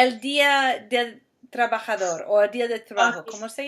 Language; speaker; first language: Spanish; non-native, fluent; English